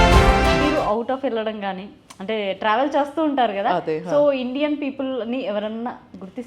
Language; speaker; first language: Telugu; native; Telugu